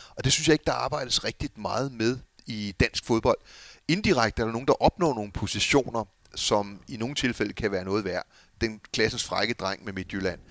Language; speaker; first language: Danish; native; Danish